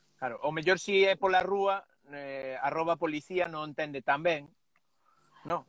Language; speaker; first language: Galician; non-native, local second language; Spanish